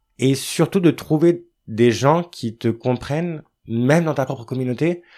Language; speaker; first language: French; early bilingual, other home language; Arabic